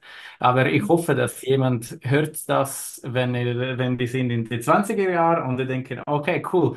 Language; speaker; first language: German; non-native, learner; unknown